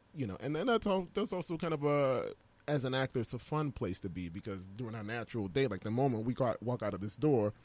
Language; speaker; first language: English; native; English